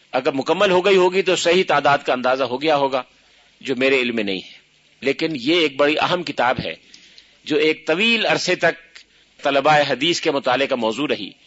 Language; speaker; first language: Urdu; native; Urdu